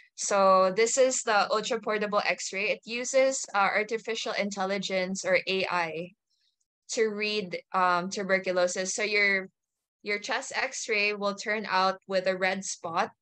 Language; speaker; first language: English; native; English